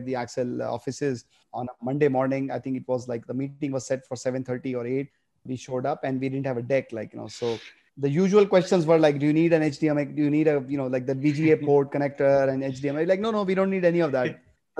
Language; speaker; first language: English; non-native, local second language; Gujarati